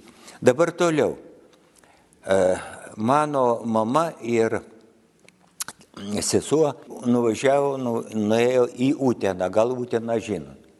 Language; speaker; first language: Lithuanian; native; Lithuanian